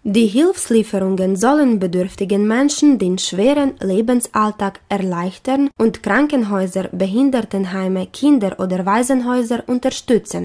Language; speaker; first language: German; non-native, fluent; Ukrainian